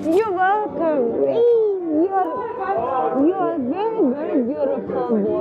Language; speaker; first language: English; non-native, learner; Georgian